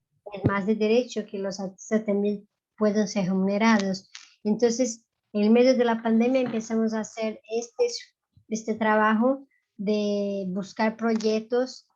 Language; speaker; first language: Spanish; non-native, fluent; Portuguese